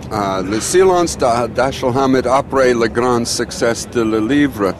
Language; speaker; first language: French; non-native, learner; English